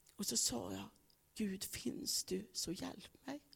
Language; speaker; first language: Swedish; native; Swedish